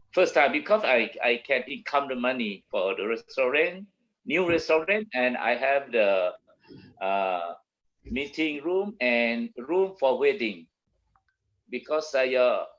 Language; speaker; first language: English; non-native, learner; Malay